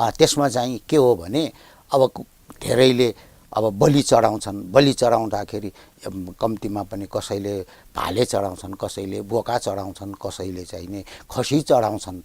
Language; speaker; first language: Nepali; non-native, local second language; Newari